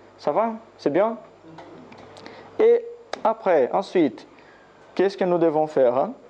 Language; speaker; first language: French; non-native, learner; Portuguese